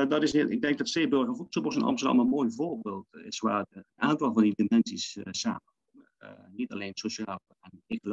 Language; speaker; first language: Dutch; native; Dutch